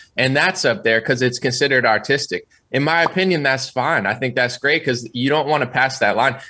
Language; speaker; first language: English; native; English